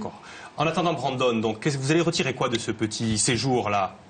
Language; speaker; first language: French; native; French